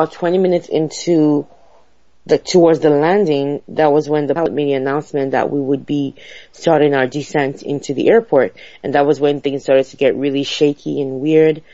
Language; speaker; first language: English; non-native, local second language; Igbo